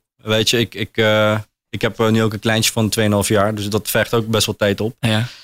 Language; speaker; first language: Dutch; early bilingual, other home language; Turkish